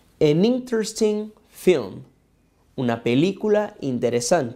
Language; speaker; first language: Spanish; non-native, fluent; Portuguese